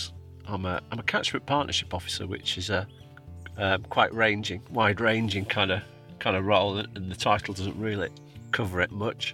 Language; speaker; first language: English; native; English